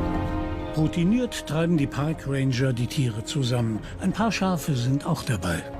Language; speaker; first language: German; native; German